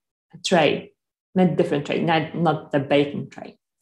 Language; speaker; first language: English; non-native, fluent; Polish